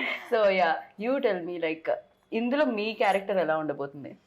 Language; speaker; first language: Telugu; native; Telugu